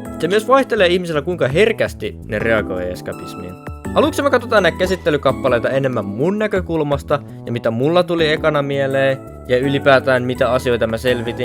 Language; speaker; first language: Finnish; native; Finnish